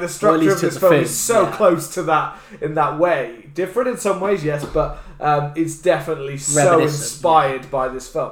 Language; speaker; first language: English; native; English